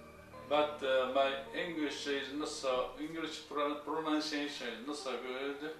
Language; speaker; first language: English; non-native, learner; Japanese